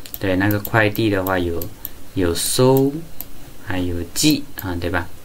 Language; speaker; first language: Chinese; native; Chinese